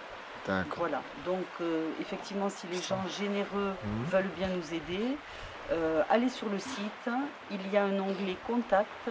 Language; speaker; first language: French; native; French